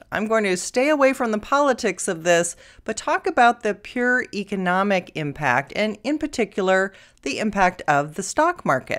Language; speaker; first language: English; native; English